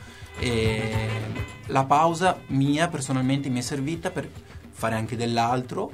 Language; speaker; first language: Italian; native; Italian